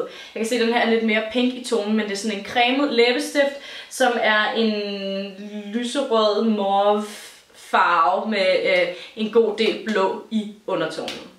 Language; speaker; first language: Danish; native; Danish